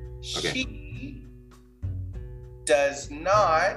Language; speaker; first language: English; non-native, fluent; Spanish